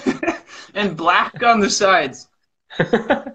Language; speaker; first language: English; native; English